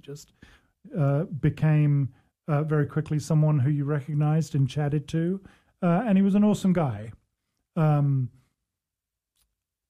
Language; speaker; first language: English; native; English